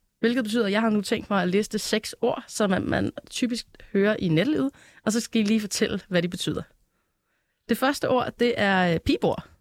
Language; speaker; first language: Danish; native; Danish